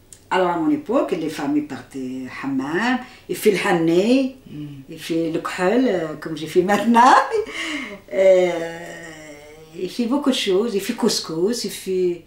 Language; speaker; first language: French; non-native, learner; Arabic